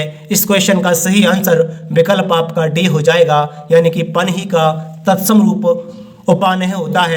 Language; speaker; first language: Hindi; native; Hindi